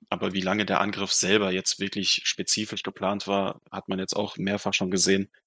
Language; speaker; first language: German; non-native, fluent; Russian